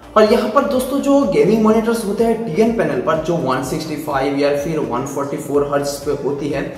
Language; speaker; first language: Hindi; non-native, local second language; Bangla